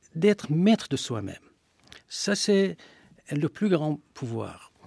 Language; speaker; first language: French; non-native, fluent; Persian